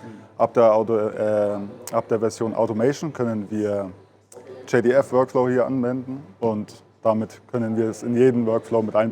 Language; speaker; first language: German; native; German